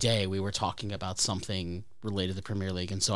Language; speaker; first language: English; native; English